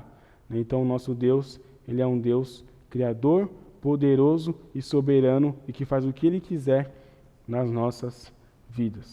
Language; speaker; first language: Portuguese; native; Portuguese